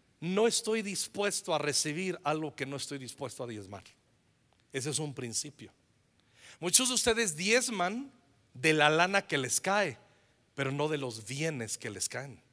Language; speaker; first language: Spanish; native; Spanish